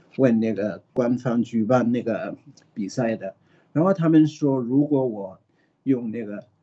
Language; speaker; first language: Chinese; early bilingual, other home language; Tibetan